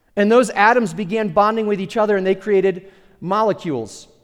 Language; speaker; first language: English; early bilingual, other home language; Spanish